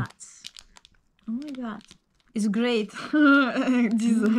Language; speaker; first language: English; non-native, learner; Russian